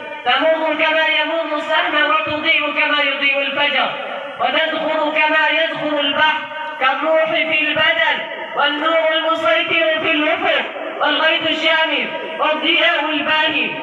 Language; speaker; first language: Arabic; non-native, learner; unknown